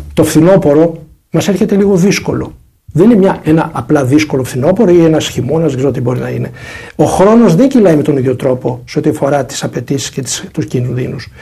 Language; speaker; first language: Greek; native; Greek